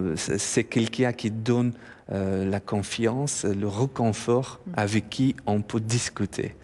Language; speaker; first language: French; non-native, fluent; Persian